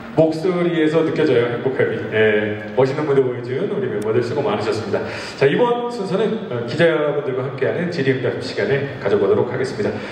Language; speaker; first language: Korean; native; Korean